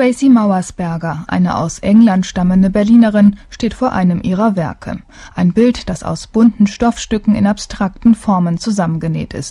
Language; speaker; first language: German; native; German